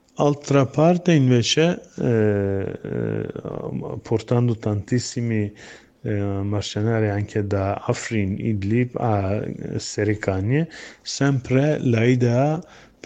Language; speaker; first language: Italian; non-native, learner; Kurdish